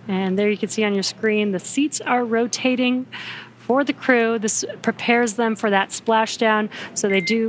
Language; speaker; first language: English; native; English